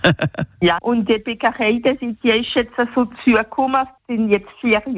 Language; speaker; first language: German; non-native, local second language; Swiss German